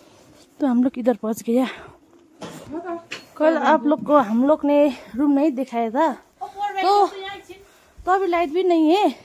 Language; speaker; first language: Hindi; non-native, local second language; Nepali